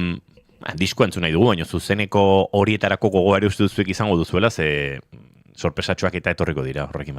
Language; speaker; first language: Basque; native; Basque